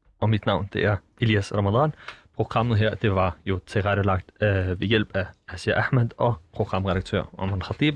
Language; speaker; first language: Danish; early bilingual, other home language; Arabic